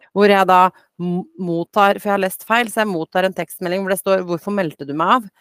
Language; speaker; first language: Norwegian; early bilingual, other home language; Bosnian